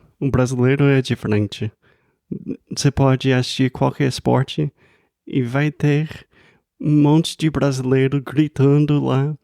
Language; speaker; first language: Portuguese; non-native, fluent; English